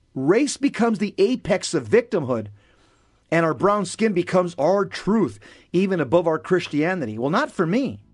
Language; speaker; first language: English; early bilingual, other home language; Spanish